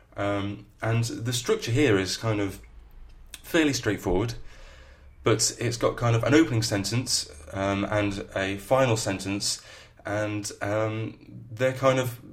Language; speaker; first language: English; native; English